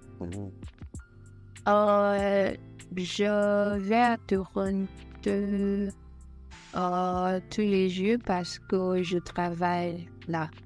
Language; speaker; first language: French; non-native, learner; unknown